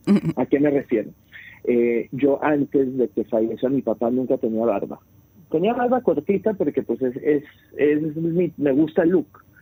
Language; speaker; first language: Spanish; early bilingual, heritage; Spanish